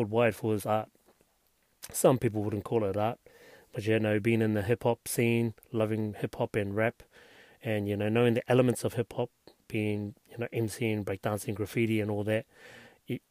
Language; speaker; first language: English; native; English